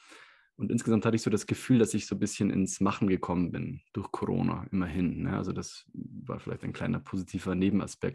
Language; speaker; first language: German; native; German